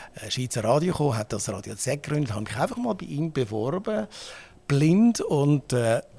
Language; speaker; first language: German; native; German